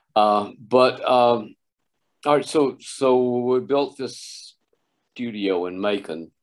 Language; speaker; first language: English; native; English